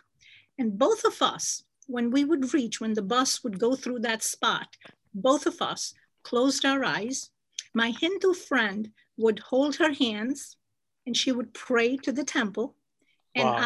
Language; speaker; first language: English; non-native, local second language; Kashmiri